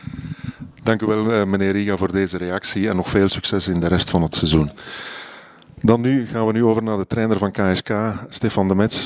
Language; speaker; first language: Dutch; native; Dutch